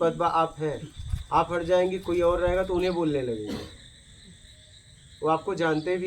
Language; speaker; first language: Hindi; native; Hindi